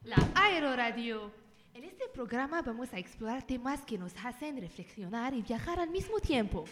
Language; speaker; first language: Spanish; non-native, learner; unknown